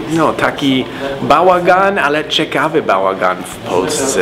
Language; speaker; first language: Polish; non-native, fluent; English